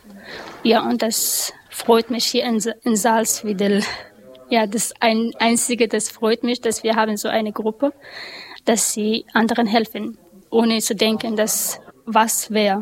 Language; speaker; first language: German; non-native, learner; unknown